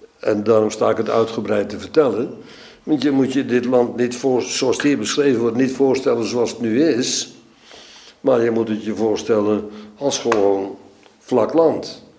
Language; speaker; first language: Dutch; native; Dutch